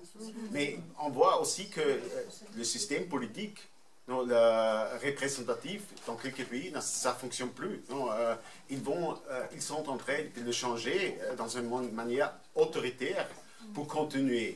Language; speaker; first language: French; non-native, fluent; German